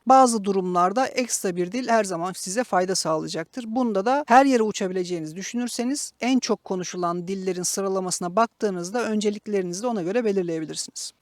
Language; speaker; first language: Turkish; native; Turkish